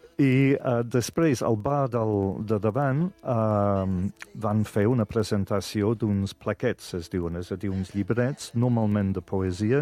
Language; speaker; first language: Catalan; non-native, fluent; English